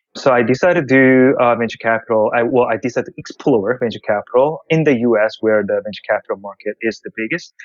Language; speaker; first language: English; non-native, fluent; Korean